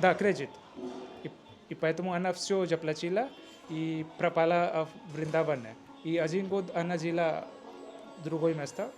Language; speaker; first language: Russian; non-native, learner; Hindi